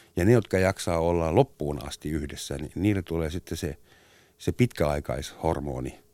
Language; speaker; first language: Finnish; non-native, fluent; German